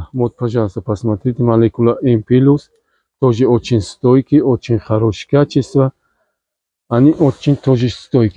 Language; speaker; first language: Russian; non-native, learner; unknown